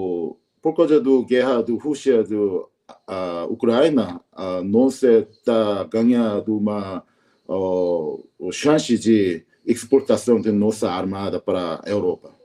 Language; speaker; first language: Portuguese; non-native, learner; Korean